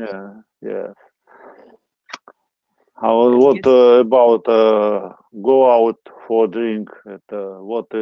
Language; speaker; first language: English; non-native, learner; Russian